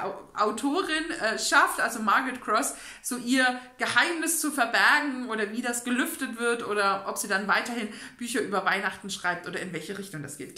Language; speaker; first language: German; native; German